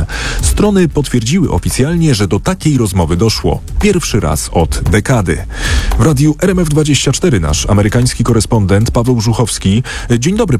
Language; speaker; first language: Polish; native; Polish